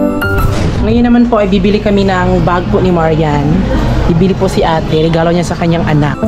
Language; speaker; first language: Filipino; non-native, local second language; Cebuano